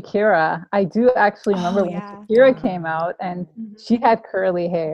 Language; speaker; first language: English; non-native, fluent; Persian